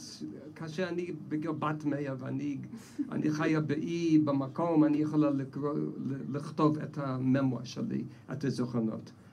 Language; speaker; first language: Hebrew; non-native, fluent; English